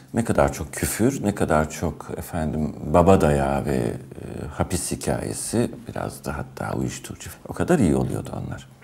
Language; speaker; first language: Turkish; early bilingual, heritage; Turkish